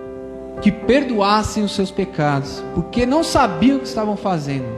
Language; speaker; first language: Portuguese; native; Portuguese